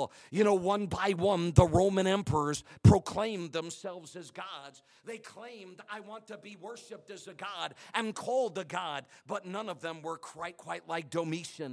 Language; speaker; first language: English; native; English